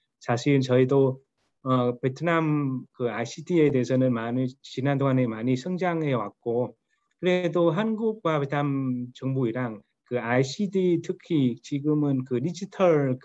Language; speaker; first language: Korean; non-native, learner; Vietnamese